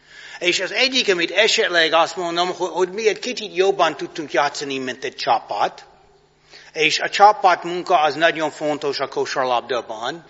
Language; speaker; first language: Hungarian; non-native, fluent; English